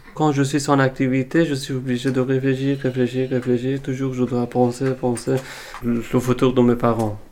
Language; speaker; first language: French; non-native, fluent; Persian